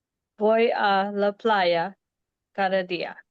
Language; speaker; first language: Spanish; non-native, learner; English